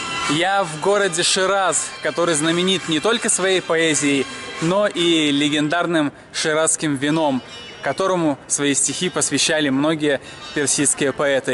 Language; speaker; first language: Russian; native; Russian